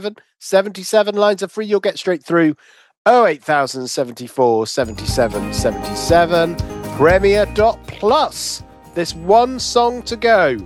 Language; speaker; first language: English; native; English